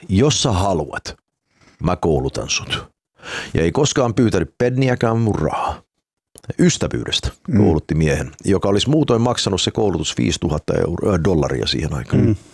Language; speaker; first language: Finnish; early bilingual, heritage; Finnish